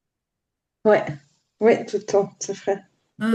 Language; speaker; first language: French; non-native, learner; Ukrainian